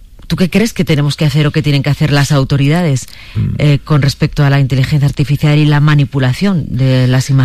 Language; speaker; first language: Spanish; native; Spanish